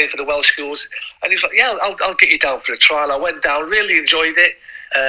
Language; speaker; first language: English; non-native, local second language; Welsh